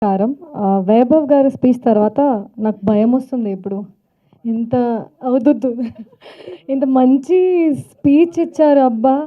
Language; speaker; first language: Telugu; non-native, fluent; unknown